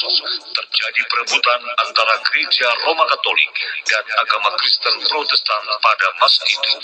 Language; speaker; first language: Indonesian; native; Indonesian